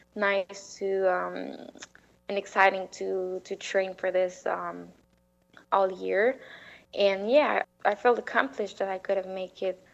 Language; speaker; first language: English; non-native, fluent; French